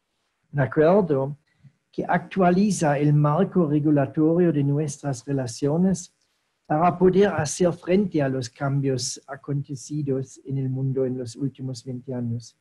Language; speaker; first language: Spanish; non-native, fluent; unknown